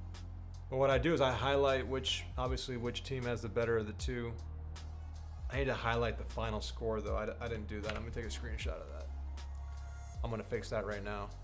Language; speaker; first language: English; native; English